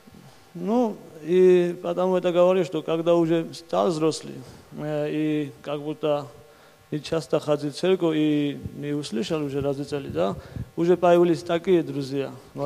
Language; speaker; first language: Russian; non-native, learner; Georgian